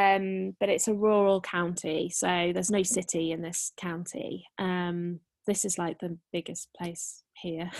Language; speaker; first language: English; native; English